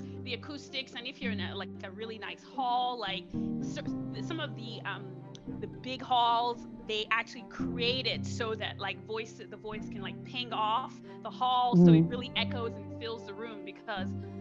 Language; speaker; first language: English; non-native, local second language; Igbo